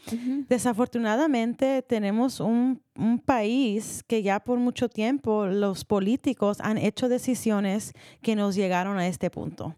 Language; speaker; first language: Spanish; early bilingual, heritage; Spanish